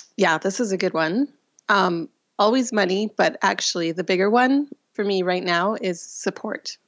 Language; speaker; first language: English; non-native, fluent; Russian